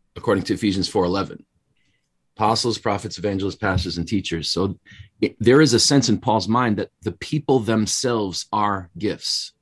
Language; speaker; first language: English; native; English